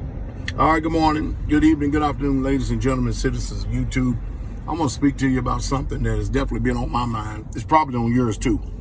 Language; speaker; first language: English; native; English